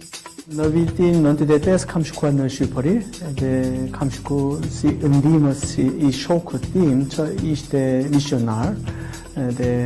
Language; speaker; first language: Albanian; non-native, fluent; Korean